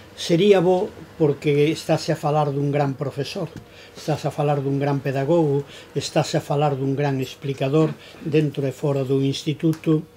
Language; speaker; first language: Galician; native; Galician